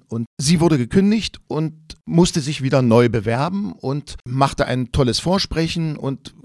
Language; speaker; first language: German; native; German